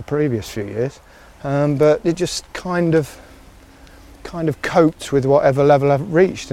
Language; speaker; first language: English; native; English